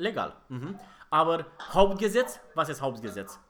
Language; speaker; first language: German; non-native, fluent; Romanian